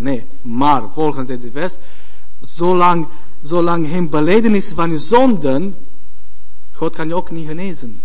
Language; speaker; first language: Dutch; non-native, learner; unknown